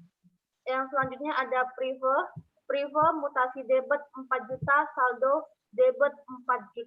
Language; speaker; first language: Indonesian; native; Indonesian